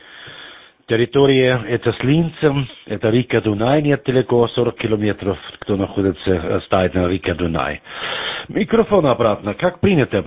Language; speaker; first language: Russian; non-native, learner; German